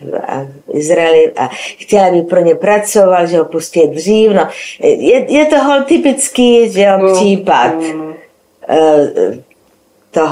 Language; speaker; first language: Czech; non-native, local second language; Slovak